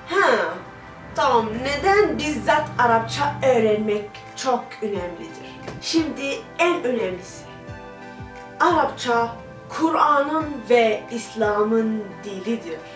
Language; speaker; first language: Turkish; non-native, learner; Arabic